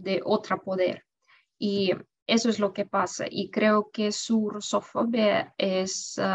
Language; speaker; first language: Spanish; non-native, fluent; Russian